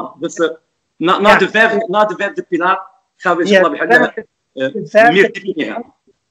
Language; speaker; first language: Dutch; non-native, fluent; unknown